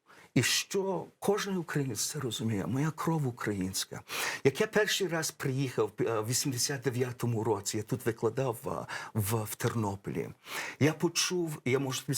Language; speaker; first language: Ukrainian; early bilingual, heritage; Ukrainian